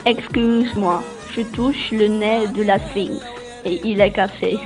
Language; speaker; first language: French; non-native, learner; Dutch